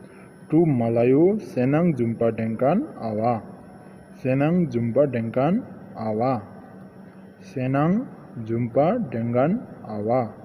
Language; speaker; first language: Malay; non-native, learner; Nepali